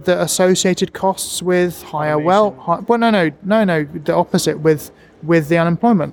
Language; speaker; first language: English; native; English